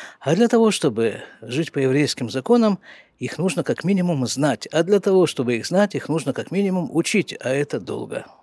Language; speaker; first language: Russian; native; Russian